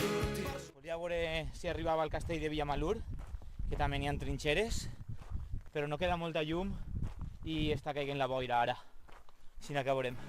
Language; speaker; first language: Catalan; native; Catalan